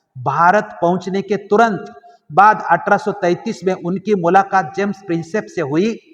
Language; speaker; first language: Hindi; non-native, local second language; Marathi